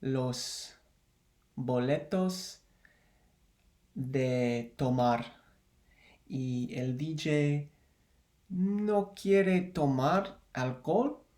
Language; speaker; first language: Spanish; non-native, learner; English